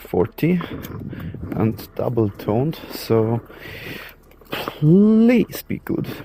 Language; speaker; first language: English; non-native, learner; German